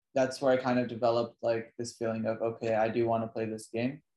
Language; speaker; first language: English; native; English